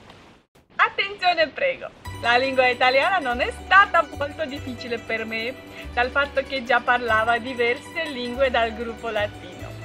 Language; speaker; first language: Italian; non-native, fluent; Russian